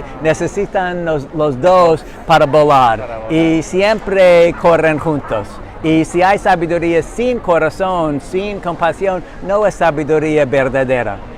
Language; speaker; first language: Spanish; non-native, learner; English